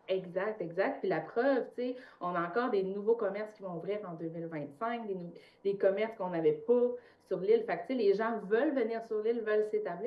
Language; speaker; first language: French; native; French